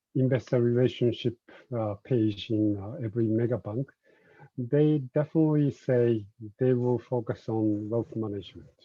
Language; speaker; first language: English; non-native, fluent; Japanese